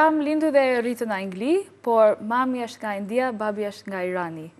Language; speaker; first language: Albanian; non-native, learner; English